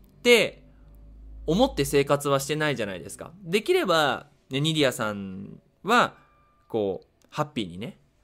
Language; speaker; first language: Japanese; native; Japanese